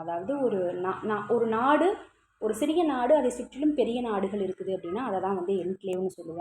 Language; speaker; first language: Tamil; native; Tamil